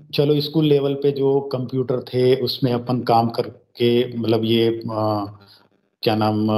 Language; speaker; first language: Hindi; native; Hindi